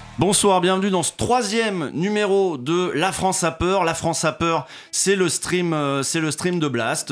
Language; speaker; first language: French; native; French